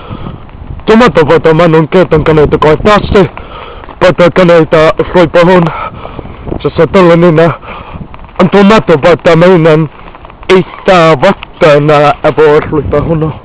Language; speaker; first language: Welsh; non-native, local second language; English